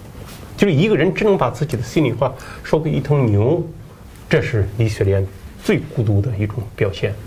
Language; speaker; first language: Chinese; native; Chinese